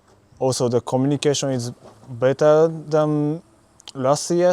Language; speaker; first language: English; non-native, learner; Japanese